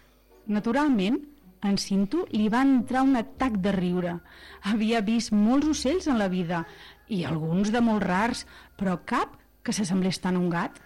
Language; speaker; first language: Catalan; native; Catalan